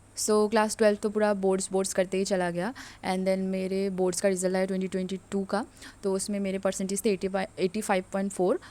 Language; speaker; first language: Hindi; non-native, local second language; Assamese